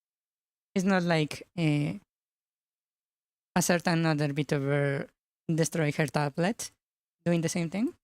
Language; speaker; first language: English; non-native, fluent; Spanish